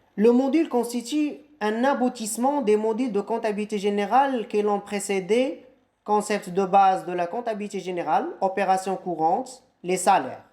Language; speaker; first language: French; non-native, local second language; Arabic